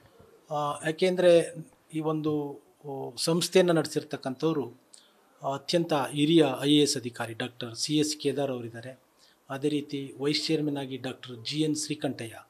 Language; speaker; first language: Kannada; native; Kannada